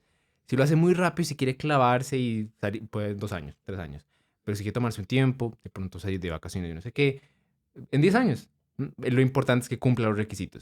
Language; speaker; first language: Spanish; native; Spanish